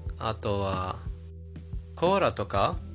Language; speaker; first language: Japanese; non-native, learner; Persian